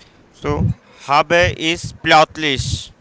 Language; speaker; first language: German; non-native, fluent; Hindi